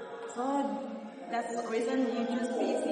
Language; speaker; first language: English; non-native, learner; Indonesian